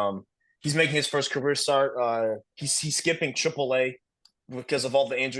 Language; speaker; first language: English; native; English